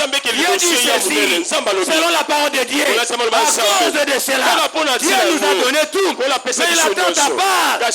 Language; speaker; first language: French; non-native, local second language; Lingala